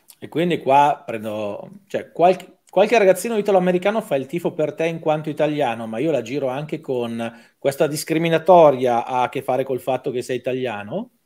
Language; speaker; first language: Italian; native; Italian